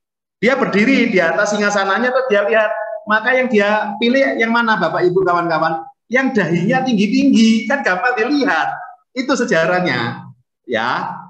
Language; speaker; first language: Indonesian; native; Indonesian